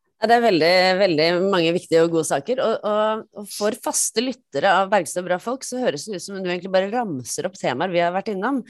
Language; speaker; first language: Norwegian; native; Norwegian